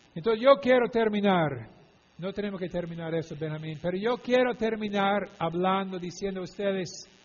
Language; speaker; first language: Spanish; non-native, fluent; English